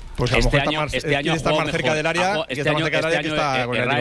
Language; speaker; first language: Spanish; native; Spanish